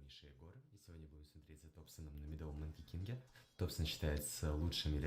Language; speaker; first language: Russian; native; Russian